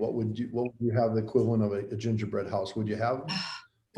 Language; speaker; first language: English; native; English